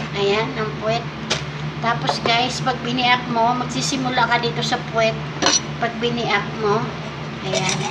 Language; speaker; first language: Filipino; non-native, local second language; Cebuano